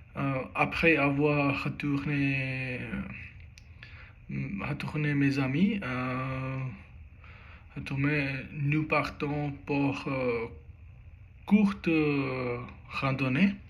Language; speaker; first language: French; non-native, learner; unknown